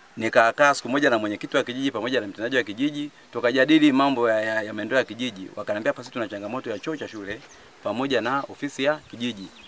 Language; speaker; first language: Swahili; non-native, local second language; Sukuma